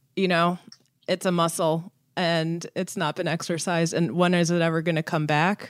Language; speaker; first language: English; early bilingual, other home language; Persian